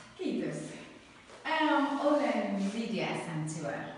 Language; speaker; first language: Finnish; non-native, learner; Akan